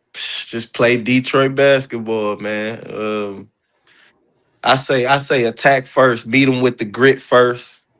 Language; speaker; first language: English; native; English